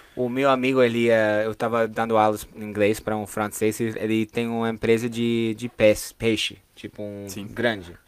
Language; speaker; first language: Portuguese; non-native, fluent; English